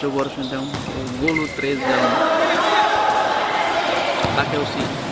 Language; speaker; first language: Portuguese; non-native, local second language; Tetum